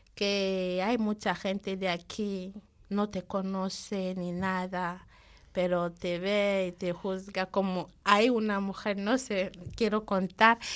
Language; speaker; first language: Spanish; non-native, fluent; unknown